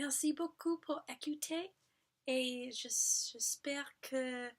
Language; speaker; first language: French; non-native, learner; English